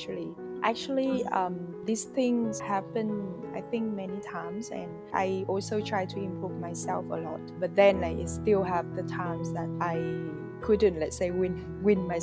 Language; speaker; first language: English; non-native, fluent; Vietnamese